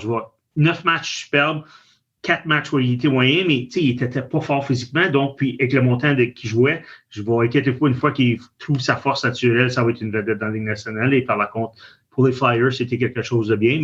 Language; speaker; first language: French; native; French